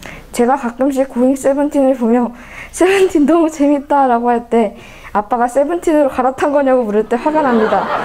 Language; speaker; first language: Korean; native; Korean